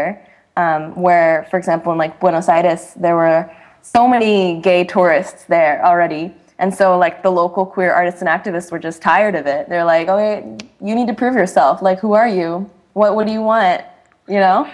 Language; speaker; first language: English; native; English